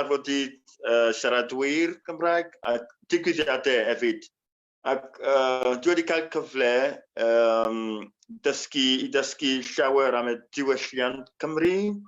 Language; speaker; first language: Welsh; non-native, fluent; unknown